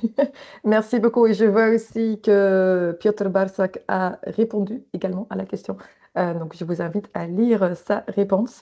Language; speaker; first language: French; native; French